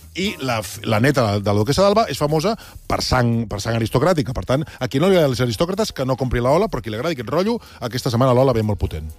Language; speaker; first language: Catalan; native; Catalan